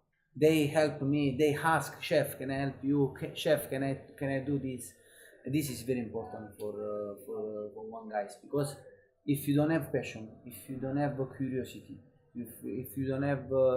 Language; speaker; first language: English; non-native, learner; Italian